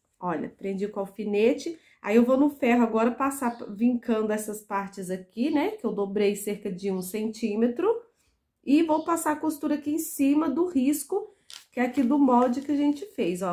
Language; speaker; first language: Portuguese; native; Portuguese